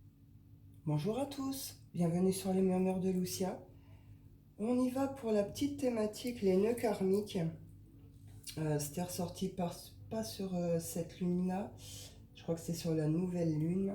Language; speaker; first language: French; native; French